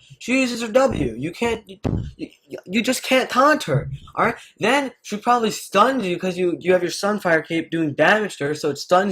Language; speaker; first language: English; native; English